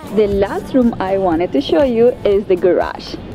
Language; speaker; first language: English; non-native, fluent; Spanish